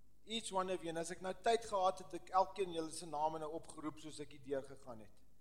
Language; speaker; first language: Afrikaans; early bilingual, heritage; Afrikaans